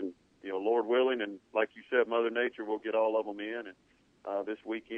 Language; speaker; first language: English; native; English